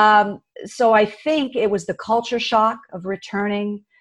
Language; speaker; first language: English; early bilingual, other home language; French